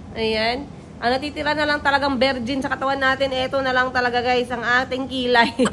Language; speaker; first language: Filipino; non-native, local second language; Cebuano